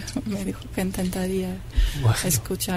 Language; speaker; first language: Spanish; non-native, fluent; English